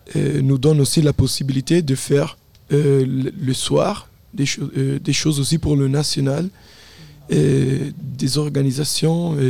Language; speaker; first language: French; non-native, local second language; Italian